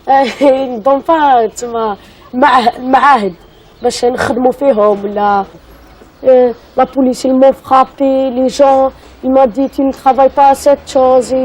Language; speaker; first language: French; non-native, learner; Arabic